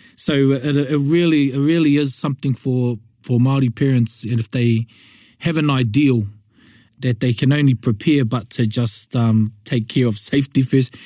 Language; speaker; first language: English; native; English